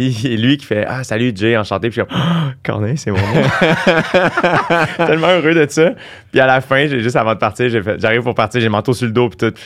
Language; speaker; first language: French; native; French